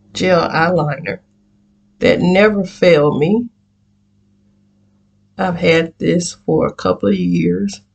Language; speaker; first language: English; native; English